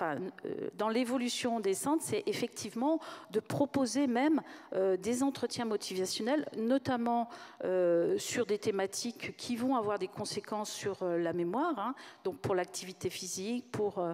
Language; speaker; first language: French; native; French